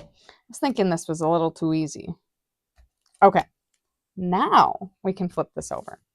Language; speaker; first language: English; native; English